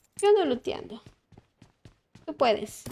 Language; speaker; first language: Spanish; native; Spanish